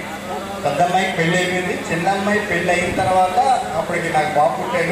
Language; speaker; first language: Telugu; native; Telugu